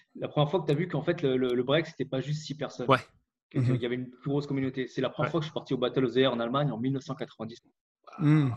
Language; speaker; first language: French; native; French